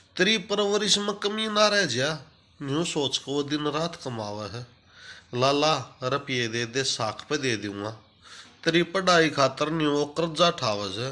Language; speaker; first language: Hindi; native; Hindi